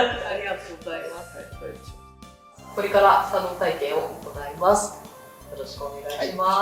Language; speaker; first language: Japanese; native; Japanese